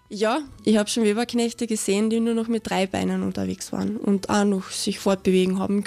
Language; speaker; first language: German; native; German